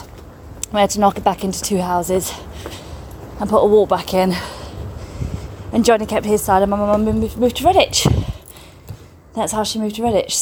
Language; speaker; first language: English; native; English